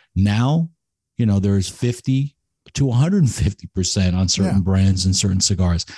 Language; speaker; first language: English; native; English